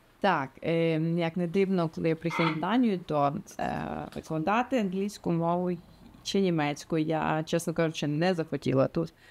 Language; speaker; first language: Ukrainian; native; Ukrainian